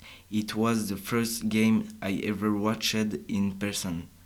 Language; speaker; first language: English; non-native, learner; French